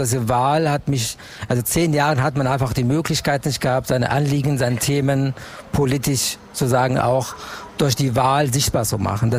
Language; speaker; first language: German; non-native, fluent; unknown